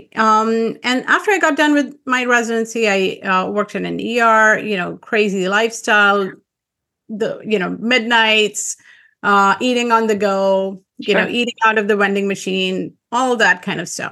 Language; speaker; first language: English; non-native, local second language; Urdu